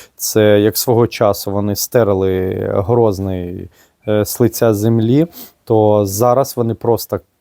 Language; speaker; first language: Ukrainian; non-native, local second language; Russian